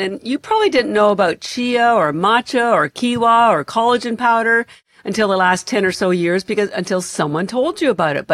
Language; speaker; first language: English; native; English